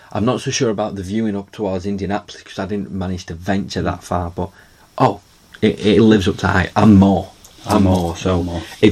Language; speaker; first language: English; native; English